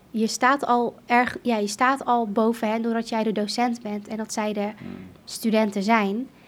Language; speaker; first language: Dutch; early bilingual, other home language; Kurdish